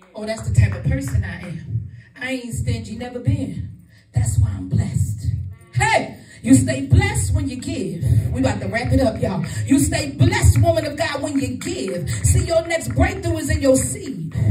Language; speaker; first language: English; native; English